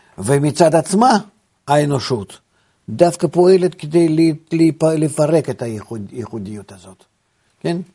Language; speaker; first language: Hebrew; non-native, fluent; Russian